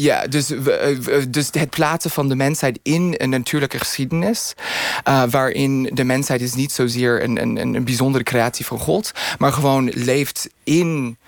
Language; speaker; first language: Dutch; non-native, fluent; English